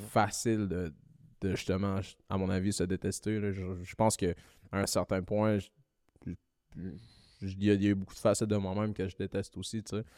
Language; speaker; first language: French; early bilingual, other home language; Malagasy